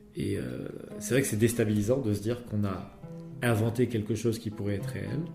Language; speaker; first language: French; non-native, local second language; Arabic